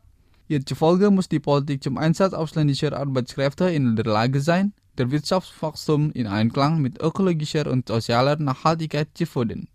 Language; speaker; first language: German; non-native, fluent; Indonesian